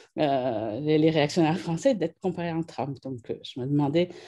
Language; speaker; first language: French; native; French